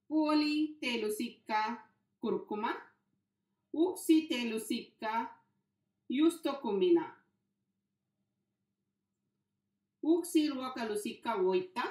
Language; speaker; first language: Finnish; non-native, learner; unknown